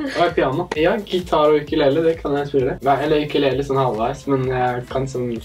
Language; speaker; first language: Norwegian; native; Norwegian